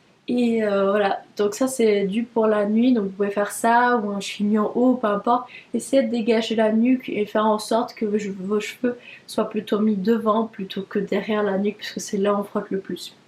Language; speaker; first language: French; native; French